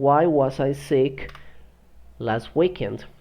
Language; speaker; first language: English; non-native, fluent; Spanish